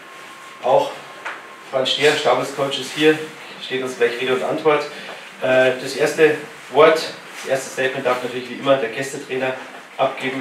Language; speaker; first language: German; native; German